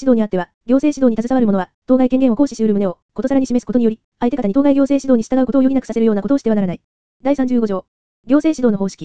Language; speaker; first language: Japanese; native; Japanese